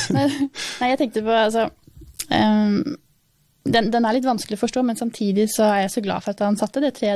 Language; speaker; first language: Norwegian; native; Norwegian